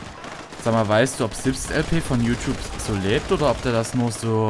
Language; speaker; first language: German; native; German